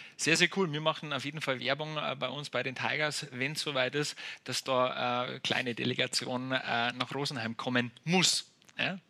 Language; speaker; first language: German; native; German